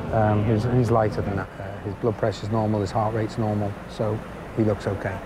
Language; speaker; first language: English; native; English